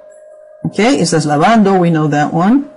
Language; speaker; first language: Spanish; non-native, fluent; English